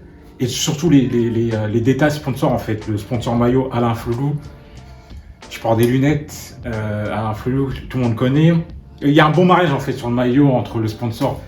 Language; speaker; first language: French; native; French